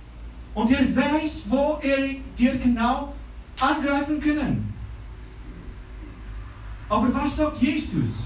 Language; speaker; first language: German; non-native, fluent; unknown